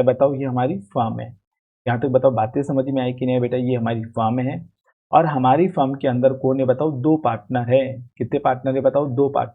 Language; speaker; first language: Hindi; native; Hindi